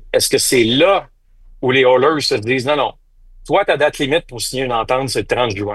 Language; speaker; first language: French; native; French